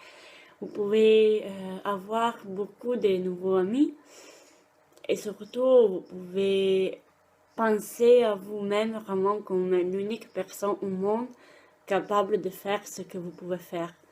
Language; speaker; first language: French; non-native, fluent; Italian